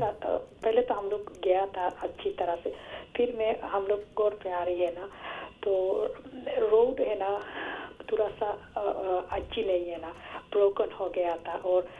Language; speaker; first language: Hindi; non-native, local second language; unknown